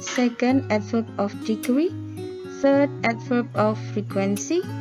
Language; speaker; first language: English; non-native, fluent; Indonesian